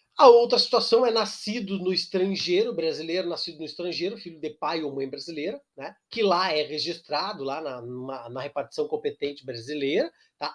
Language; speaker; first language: Portuguese; native; Portuguese